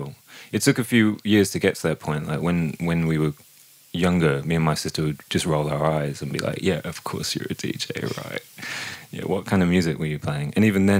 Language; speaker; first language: English; native; English